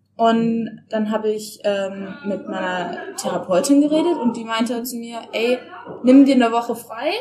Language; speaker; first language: German; native; German